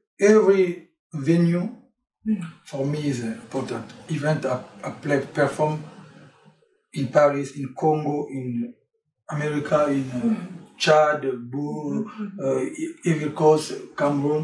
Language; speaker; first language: English; non-native, learner; French